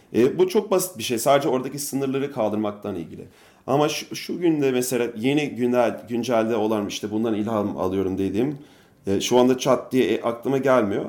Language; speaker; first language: Turkish; non-native, fluent; English